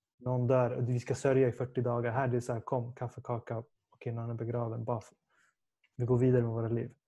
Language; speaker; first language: Swedish; early bilingual, other home language; Persian